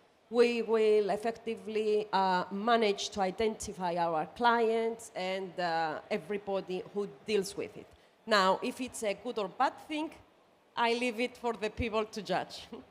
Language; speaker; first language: English; non-native, fluent; Greek